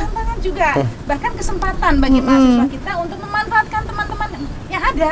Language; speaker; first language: Indonesian; native; Indonesian